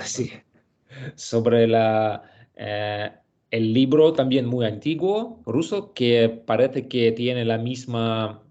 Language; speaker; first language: Spanish; non-native, learner; Russian